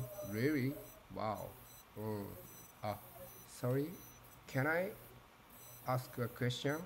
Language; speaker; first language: English; non-native, learner; Japanese